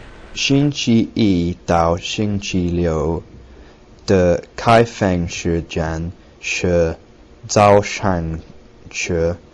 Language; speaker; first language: Chinese; non-native, learner; English